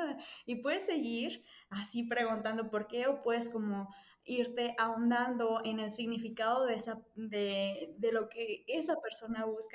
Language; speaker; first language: Spanish; native; Spanish